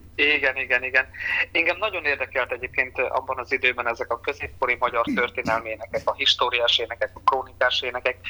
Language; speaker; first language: Hungarian; native; Hungarian